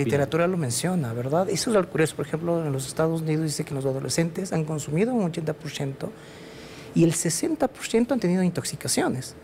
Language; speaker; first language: Spanish; native; Spanish